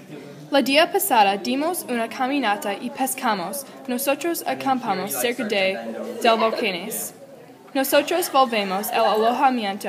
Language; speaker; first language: Spanish; non-native, learner; English